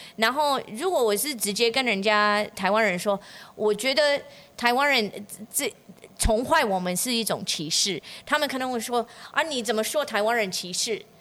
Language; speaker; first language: Chinese; non-native, fluent; English